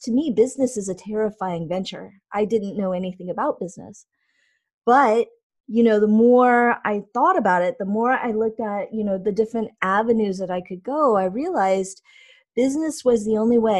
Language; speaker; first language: English; native; English